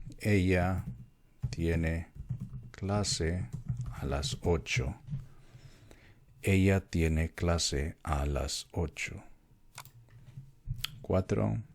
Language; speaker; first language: Spanish; early bilingual, heritage; Spanish